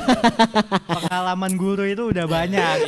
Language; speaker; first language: Indonesian; native; Indonesian